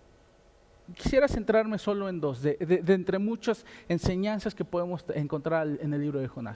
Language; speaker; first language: Spanish; native; Spanish